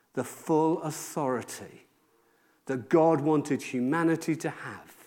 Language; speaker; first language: English; native; English